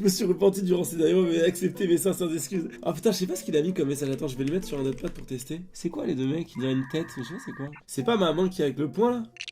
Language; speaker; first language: French; native; French